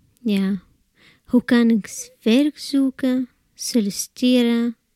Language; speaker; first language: Dutch; non-native, learner; Arabic